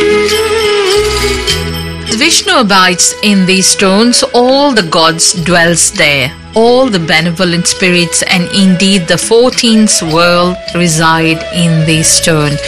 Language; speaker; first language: English; non-native, local second language; Morisyen